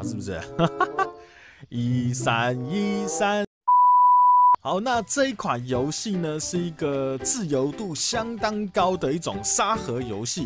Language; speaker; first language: Chinese; native; Chinese